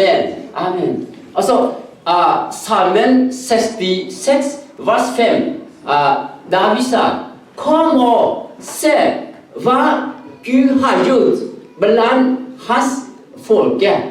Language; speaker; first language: Norwegian; non-native, learner; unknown